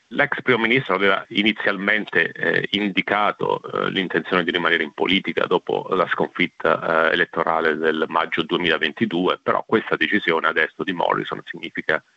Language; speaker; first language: Italian; native; Italian